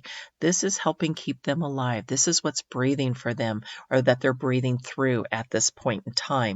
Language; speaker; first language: English; native; English